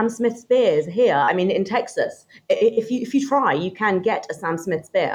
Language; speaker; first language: English; native; English